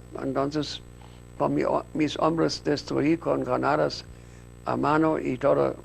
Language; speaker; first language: Spanish; non-native, fluent; German